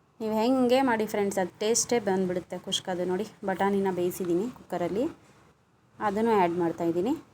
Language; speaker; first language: Kannada; non-native, local second language; Urdu